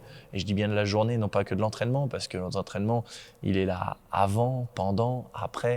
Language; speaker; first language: French; native; French